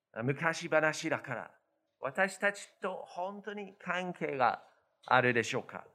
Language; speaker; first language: Japanese; non-native, fluent; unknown